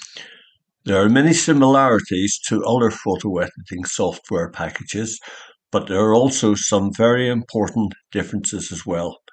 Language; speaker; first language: English; native; English